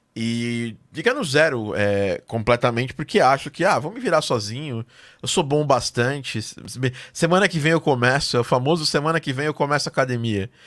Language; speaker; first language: Portuguese; native; Portuguese